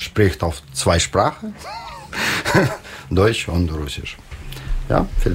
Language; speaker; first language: German; non-native, learner; Russian